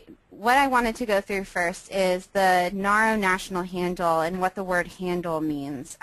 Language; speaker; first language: English; native; English